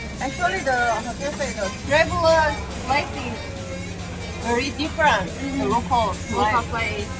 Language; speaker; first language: English; non-native, learner; Korean